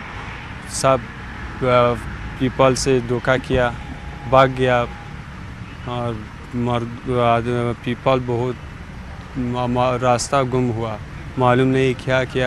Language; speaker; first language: Hindi; non-native, learner; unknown